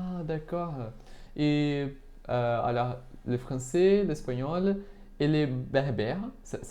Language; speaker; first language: French; non-native, fluent; Portuguese